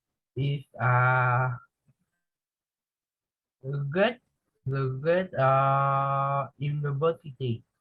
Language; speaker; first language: English; non-native, learner; Vietnamese